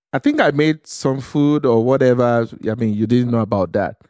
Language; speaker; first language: English; non-native, local second language; Yoruba